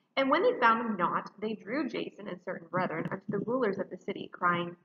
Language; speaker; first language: English; native; English